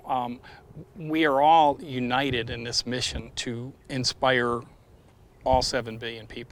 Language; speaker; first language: English; native; English